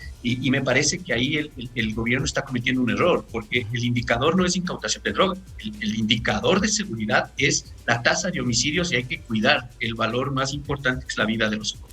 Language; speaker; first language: Spanish; native; Spanish